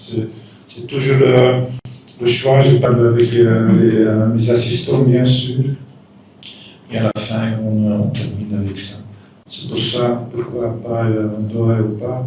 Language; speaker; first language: French; non-native, local second language; Dutch